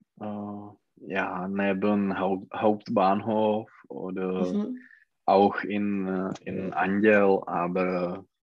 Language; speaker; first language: German; non-native, learner; Czech